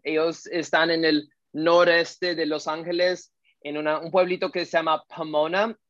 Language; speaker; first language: Spanish; early bilingual, heritage; Spanish